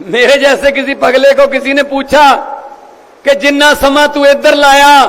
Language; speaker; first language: Hindi; non-native, local second language; Punjabi